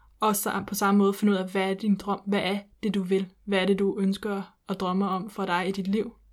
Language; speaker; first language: Danish; early bilingual, heritage; Danish